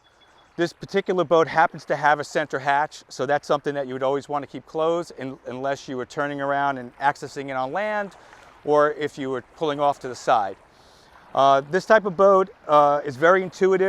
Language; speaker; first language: English; native; English